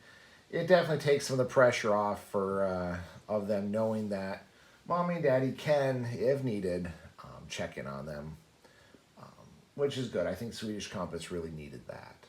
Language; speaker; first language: English; native; English